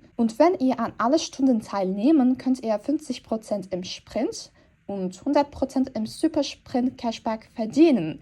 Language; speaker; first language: German; non-native, fluent; Turkish